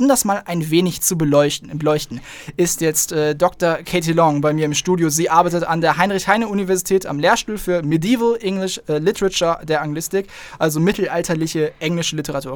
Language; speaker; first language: German; native; German